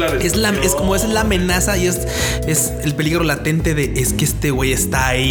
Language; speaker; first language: Spanish; native; Spanish